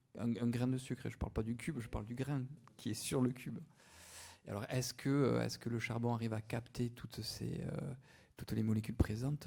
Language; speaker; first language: French; native; French